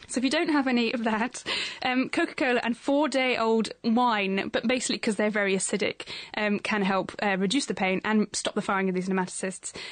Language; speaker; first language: English; native; English